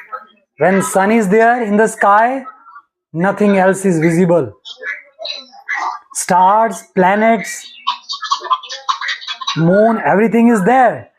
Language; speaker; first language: English; non-native, local second language; Hindi